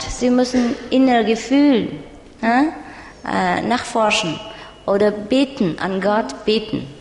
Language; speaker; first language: German; non-native, learner; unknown